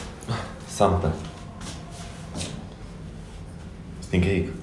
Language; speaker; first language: Russian; native; Russian